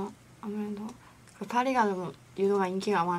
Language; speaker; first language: Korean; non-native, learner; Japanese